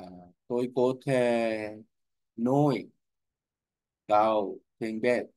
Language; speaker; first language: Vietnamese; non-native, learner; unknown